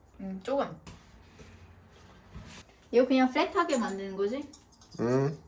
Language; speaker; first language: Korean; non-native, fluent; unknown